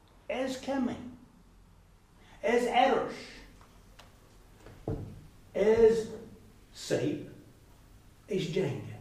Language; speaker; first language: Hungarian; non-native, fluent; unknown